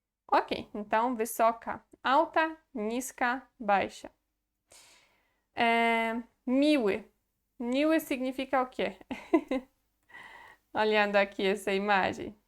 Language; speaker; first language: Portuguese; non-native, fluent; Polish